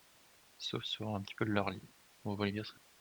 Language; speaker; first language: French; native; French